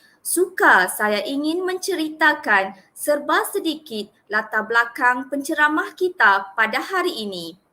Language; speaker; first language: Malay; native; Malay